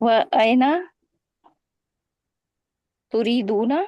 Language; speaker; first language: Arabic; non-native, learner; Urdu